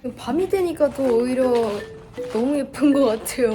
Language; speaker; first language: Korean; non-native, fluent; Japanese